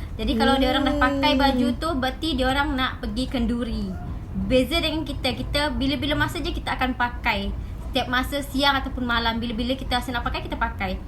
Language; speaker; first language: Malay; native; Malay